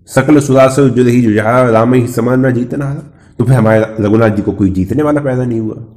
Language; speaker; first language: Hindi; native; Hindi